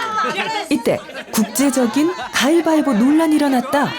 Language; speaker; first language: Korean; native; Korean